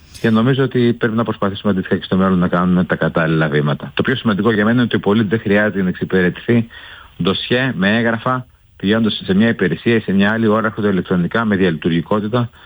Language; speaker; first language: Greek; native; Greek